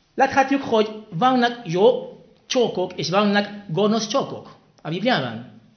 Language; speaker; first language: Hungarian; non-native, learner; Spanish